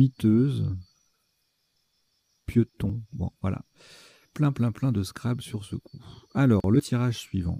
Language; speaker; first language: French; native; French